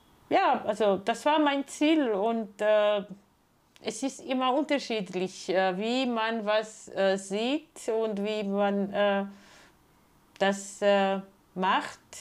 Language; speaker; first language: German; non-native, fluent; Georgian